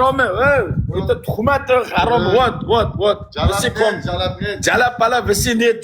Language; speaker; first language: Russian; non-native, learner; Uzbek